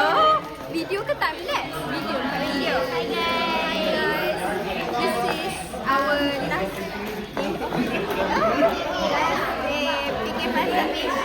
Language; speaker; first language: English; non-native, local second language; Malay